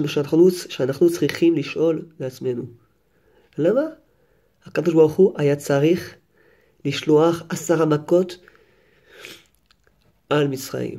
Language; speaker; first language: Hebrew; non-native, fluent; French